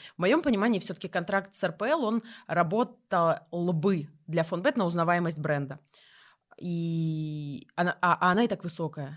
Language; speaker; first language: Russian; native; Russian